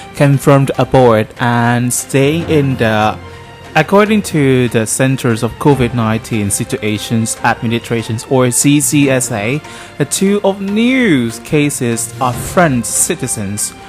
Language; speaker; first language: English; non-native, learner; Thai